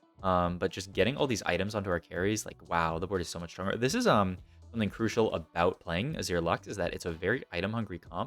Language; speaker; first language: English; native; English